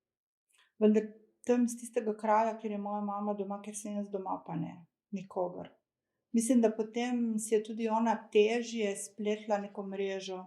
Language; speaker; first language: Slovenian; early bilingual, other home language; Croatian